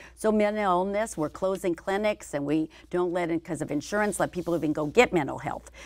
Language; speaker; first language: English; native; English